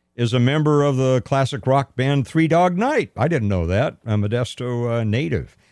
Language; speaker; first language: English; native; English